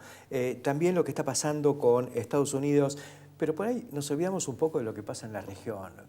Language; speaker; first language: Spanish; native; Spanish